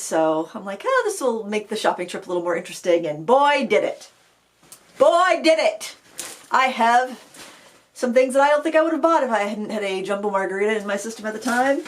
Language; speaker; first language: English; native; English